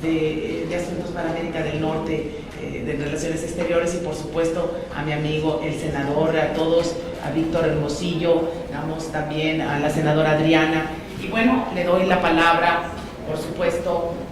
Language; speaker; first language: Spanish; native; Spanish